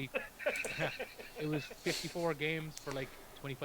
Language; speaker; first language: English; native; English